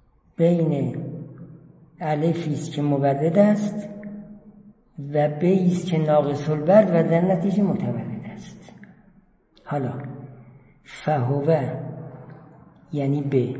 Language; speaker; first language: Persian; native; Persian